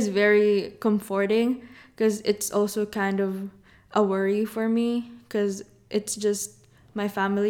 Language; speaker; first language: English; non-native, local second language; Filipino